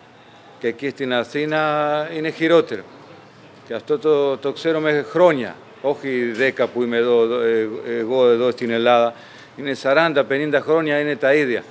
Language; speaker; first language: Greek; non-native, fluent; Spanish